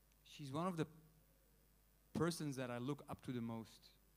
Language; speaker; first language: English; non-native, fluent; Hebrew